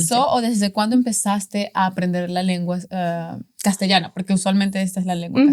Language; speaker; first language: Spanish; native; Spanish